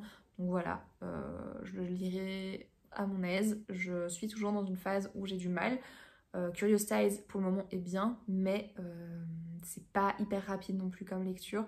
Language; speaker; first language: French; native; French